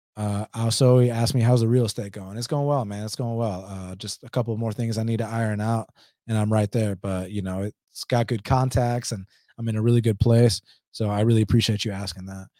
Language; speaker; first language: English; early bilingual, other home language; Spanish